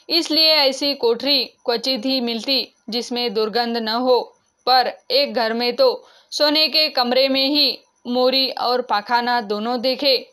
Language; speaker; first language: Hindi; non-native, local second language; Marathi